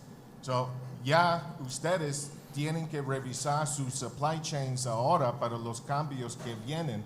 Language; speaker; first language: Spanish; non-native, learner; English